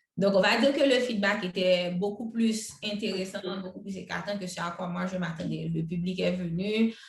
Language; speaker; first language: French; non-native, local second language; Haitian Creole